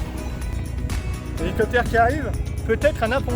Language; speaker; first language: French; native; French